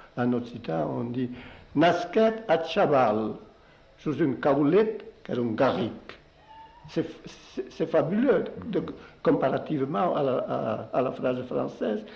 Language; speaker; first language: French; non-native, local second language; Occitan